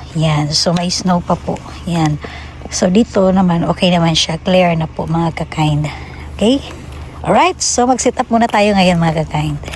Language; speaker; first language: Filipino; non-native, local second language; Cebuano